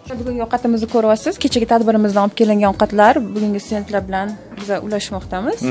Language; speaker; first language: Uzbek; native; Uzbek